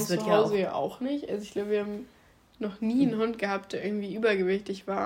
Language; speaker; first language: German; native; German